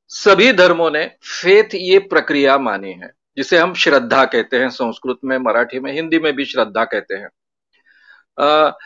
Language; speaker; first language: Hindi; non-native, local second language; Marathi